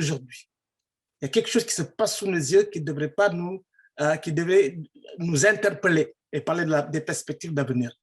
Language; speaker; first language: French; non-native, local second language; Fula